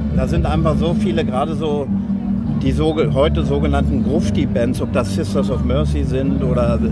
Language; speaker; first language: German; native; German